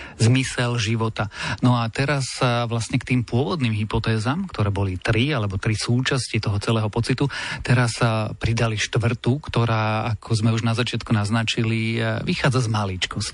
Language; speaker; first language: Slovak; native; Slovak